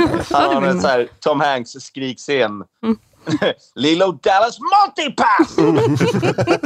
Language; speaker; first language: Swedish; native; Swedish